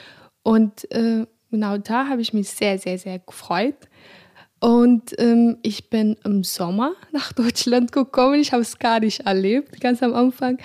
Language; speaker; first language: German; non-native, fluent; Arabic